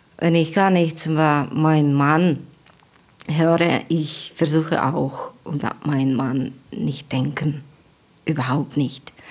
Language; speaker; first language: German; non-native, learner; Ukrainian